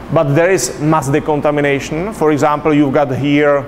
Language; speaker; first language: English; non-native, fluent; Czech